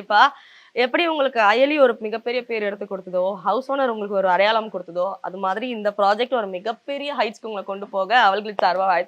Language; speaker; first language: Tamil; native; Tamil